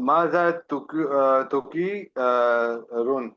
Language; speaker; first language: Arabic; non-native, learner; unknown